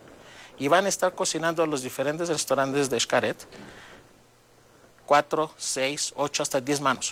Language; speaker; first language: Spanish; non-native, fluent; Greek